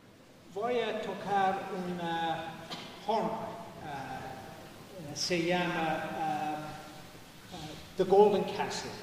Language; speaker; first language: Spanish; non-native, learner; English